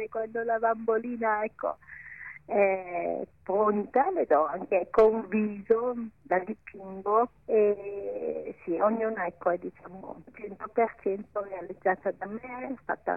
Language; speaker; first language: Italian; non-native, local second language; Ladin